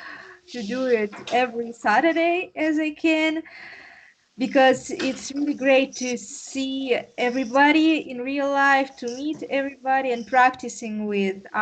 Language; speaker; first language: English; non-native, learner; Russian